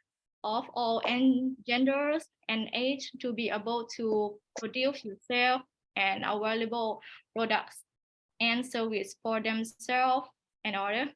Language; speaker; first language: English; non-native, learner; Thai